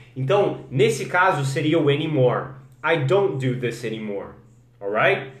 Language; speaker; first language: English; non-native, fluent; Portuguese